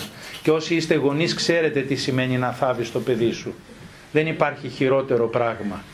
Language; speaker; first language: Greek; native; Greek